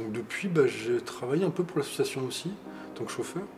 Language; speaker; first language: French; native; French